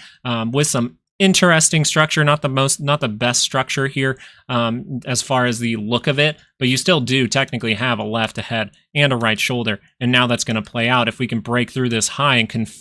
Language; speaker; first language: English; native; English